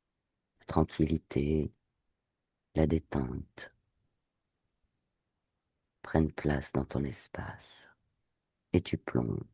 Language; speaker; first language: French; native; French